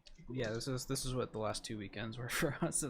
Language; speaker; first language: English; native; English